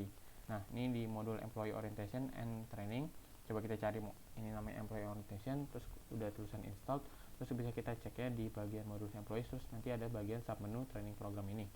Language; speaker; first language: Indonesian; native; Indonesian